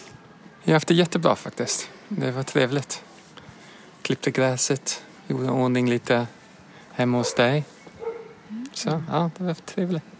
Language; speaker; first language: Swedish; non-native, fluent; English